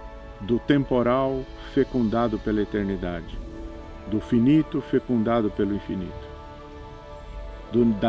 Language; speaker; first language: Portuguese; native; Portuguese